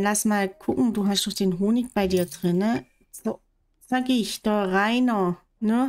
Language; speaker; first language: German; native; German